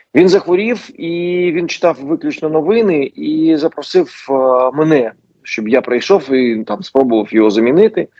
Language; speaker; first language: Ukrainian; non-native, local second language; Russian